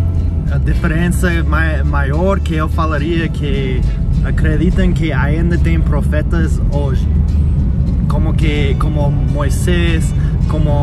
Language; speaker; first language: Portuguese; non-native, fluent; English